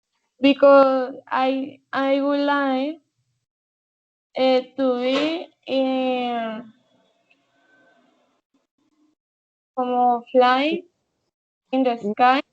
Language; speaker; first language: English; non-native, learner; Spanish